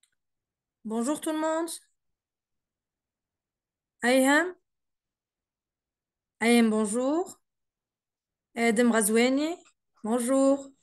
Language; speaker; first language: French; non-native, fluent; Arabic